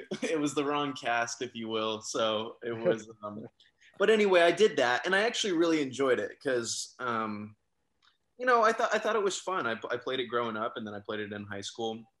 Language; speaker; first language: English; native; English